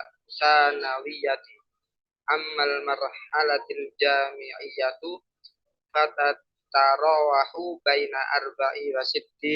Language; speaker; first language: Arabic; non-native, learner; Indonesian